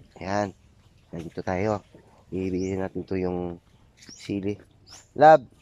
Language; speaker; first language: Filipino; non-native, local second language; Hiligaynon